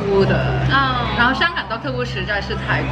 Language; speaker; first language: Chinese; non-native, local second language; Cantonese